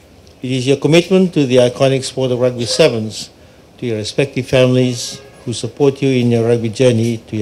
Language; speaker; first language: English; non-native, local second language; Fijian